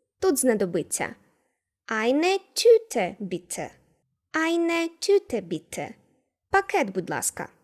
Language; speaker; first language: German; non-native, fluent; Ukrainian